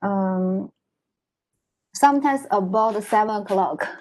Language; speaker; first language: English; non-native, learner; Chinese